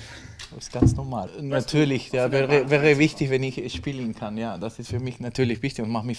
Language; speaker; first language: German; non-native, fluent; Spanish